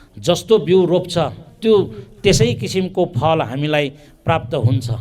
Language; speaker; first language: Nepali; non-native, local second language; Newari